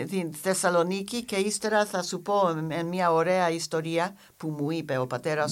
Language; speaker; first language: Greek; non-native, learner; English